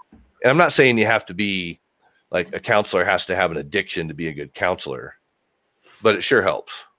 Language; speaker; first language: English; native; English